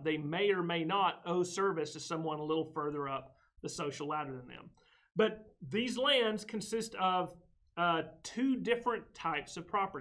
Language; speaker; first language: English; native; English